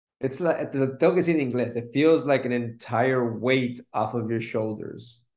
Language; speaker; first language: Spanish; early bilingual, heritage; Spanish